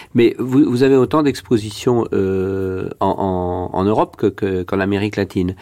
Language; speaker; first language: French; native; French